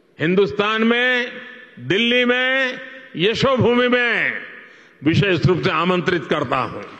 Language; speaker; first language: Hindi; non-native, local second language; Gujarati